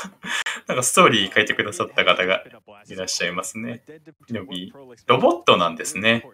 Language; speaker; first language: Japanese; native; Japanese